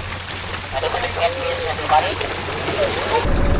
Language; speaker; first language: English; non-native, learner; Vietnamese